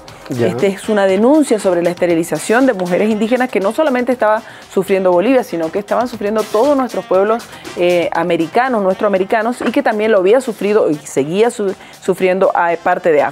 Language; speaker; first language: Spanish; native; Spanish